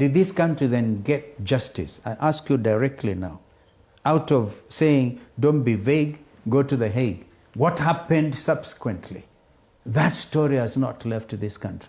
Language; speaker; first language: English; non-native, local second language; Kamba